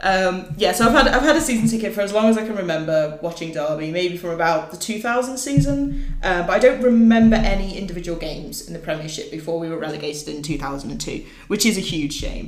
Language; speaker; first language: English; native; English